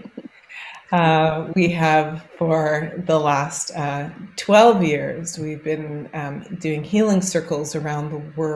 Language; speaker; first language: English; native; English